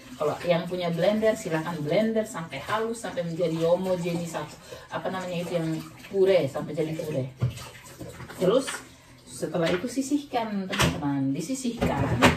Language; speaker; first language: Indonesian; non-native, local second language; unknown